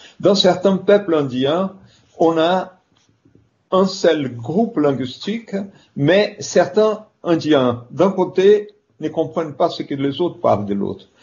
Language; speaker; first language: French; non-native, fluent; Portuguese